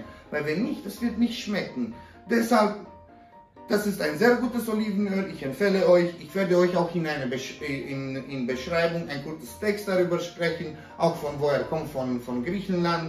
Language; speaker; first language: German; non-native, fluent; Romanian